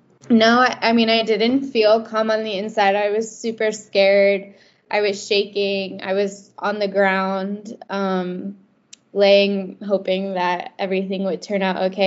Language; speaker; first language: English; native; English